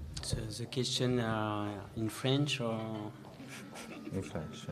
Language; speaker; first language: English; non-native, learner; French